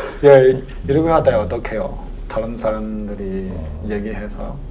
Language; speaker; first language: Korean; non-native, learner; Chinese